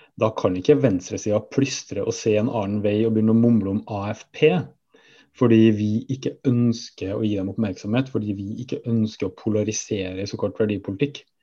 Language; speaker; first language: Norwegian; native; Norwegian